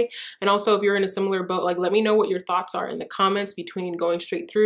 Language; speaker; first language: English; early bilingual, other home language; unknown